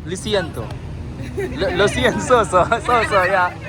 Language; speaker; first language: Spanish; non-native, learner; Hindi